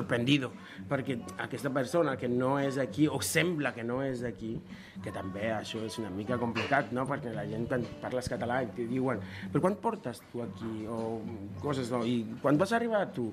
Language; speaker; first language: Catalan; non-native, fluent; Spanish